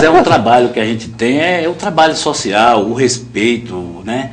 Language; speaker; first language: Portuguese; native; Portuguese